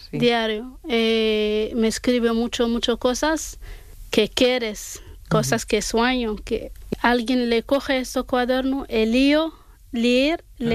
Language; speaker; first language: Spanish; non-native, learner; Arabic